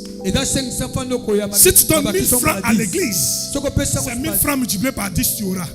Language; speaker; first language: French; native; French